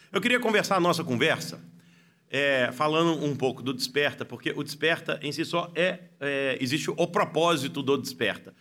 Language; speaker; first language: Portuguese; native; Portuguese